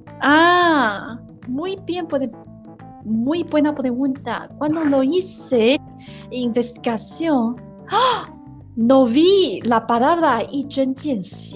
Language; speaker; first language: Spanish; non-native, learner; Chinese